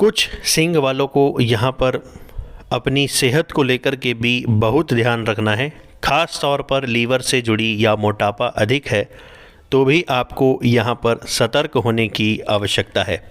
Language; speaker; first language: Hindi; native; Hindi